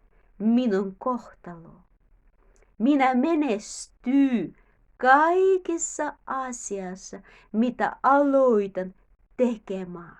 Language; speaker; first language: Finnish; non-native, learner; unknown